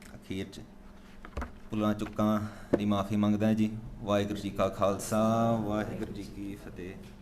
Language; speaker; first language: Punjabi; early bilingual, other home language; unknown